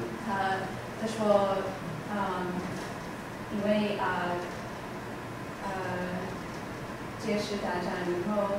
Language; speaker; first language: Chinese; non-native, learner; English